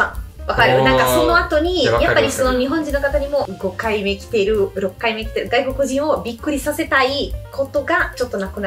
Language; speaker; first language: Japanese; non-native, fluent; Italian